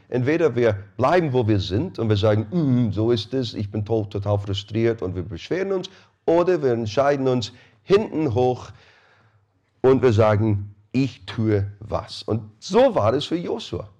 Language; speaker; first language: German; non-native, fluent; English